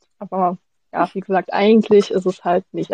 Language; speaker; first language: German; native; German